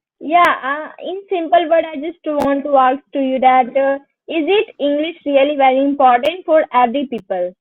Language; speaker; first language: English; non-native, learner; Hindi